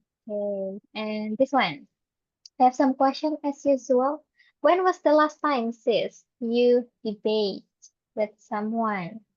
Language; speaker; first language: English; non-native, fluent; Indonesian